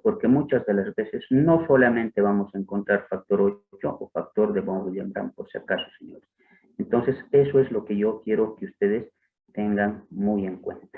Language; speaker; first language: Spanish; native; Spanish